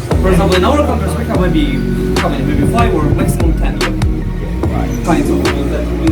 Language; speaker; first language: English; non-native, learner; Russian